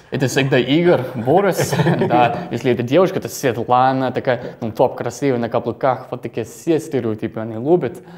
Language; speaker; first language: Russian; non-native, fluent; English